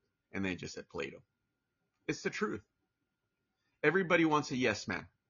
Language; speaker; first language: English; early bilingual, other home language; Spanish